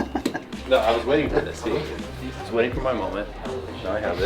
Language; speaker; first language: English; native; English